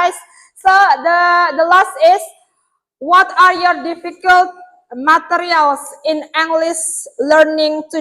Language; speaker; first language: English; non-native, learner; Indonesian